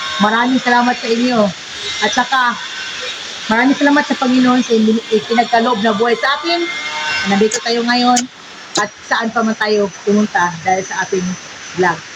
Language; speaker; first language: Filipino; non-native, local second language; Cebuano